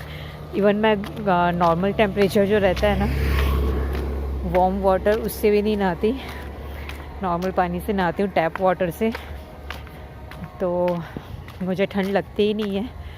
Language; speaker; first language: Hindi; native; Hindi